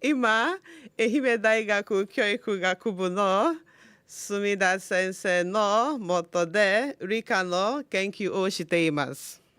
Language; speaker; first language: Japanese; non-native, learner; Igbo